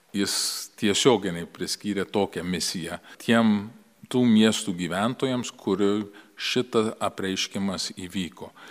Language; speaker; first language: Lithuanian; early bilingual, heritage; Lithuanian